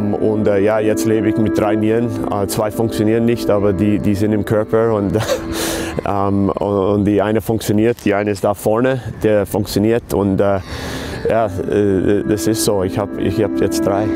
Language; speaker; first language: German; non-native, fluent; English